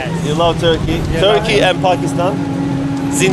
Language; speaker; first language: English; non-native, fluent; Turkish